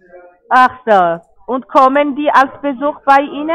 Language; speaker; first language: German; non-native, fluent; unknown